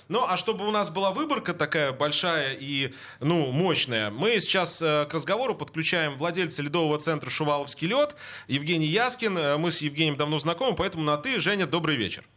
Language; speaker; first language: Russian; native; Russian